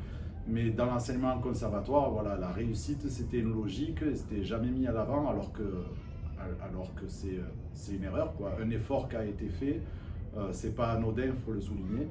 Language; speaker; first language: French; native; French